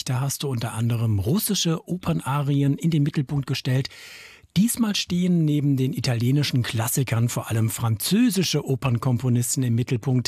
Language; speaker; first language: German; native; German